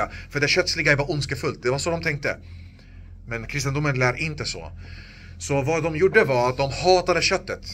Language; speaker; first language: Swedish; non-native, local second language; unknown